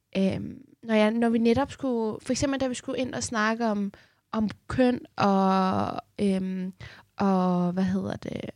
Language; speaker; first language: Danish; early bilingual, other home language; Persian